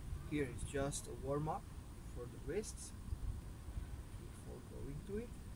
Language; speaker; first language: English; non-native, fluent; Romanian